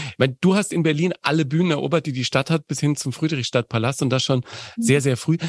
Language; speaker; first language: German; native; German